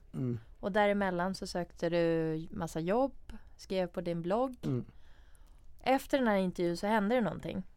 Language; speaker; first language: Swedish; early bilingual, other home language; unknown